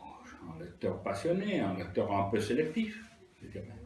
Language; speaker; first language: French; non-native, fluent; Italian